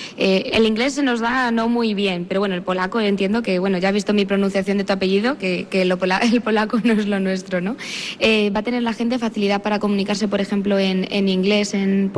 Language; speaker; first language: Spanish; native; Spanish